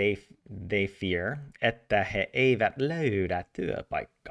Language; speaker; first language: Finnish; non-native, learner; English